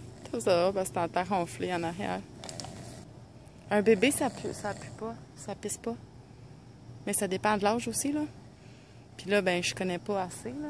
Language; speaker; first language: French; native; French